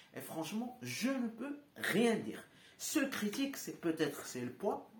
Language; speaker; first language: French; non-native, local second language; Arabic